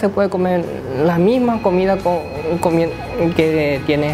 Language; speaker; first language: Spanish; non-native, local second language; Japanese